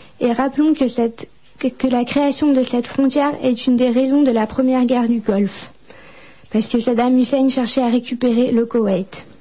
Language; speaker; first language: French; native; French